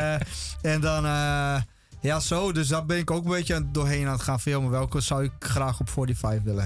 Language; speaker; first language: Dutch; native; Dutch